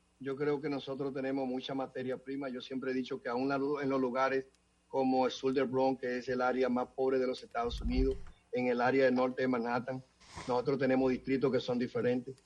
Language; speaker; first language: Spanish; native; Spanish